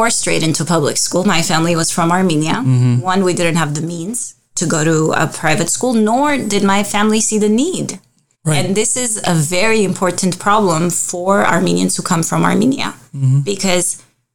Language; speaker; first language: English; early bilingual, other home language; Armenian